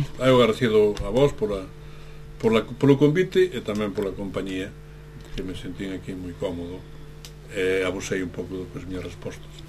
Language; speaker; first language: Galician; native; Galician